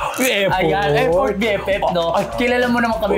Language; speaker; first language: Filipino; native; Filipino